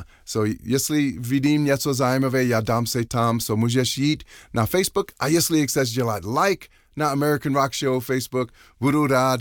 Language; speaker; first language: Czech; non-native, learner; English